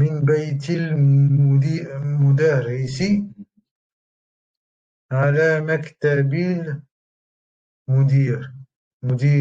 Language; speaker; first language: Arabic; non-native, learner; French